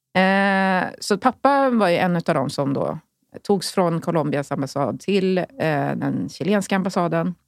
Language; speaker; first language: Swedish; early bilingual, other home language; Spanish